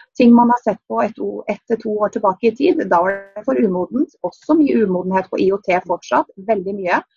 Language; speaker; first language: Norwegian; native; Norwegian